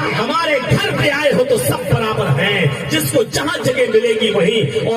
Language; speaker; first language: Urdu; native; Urdu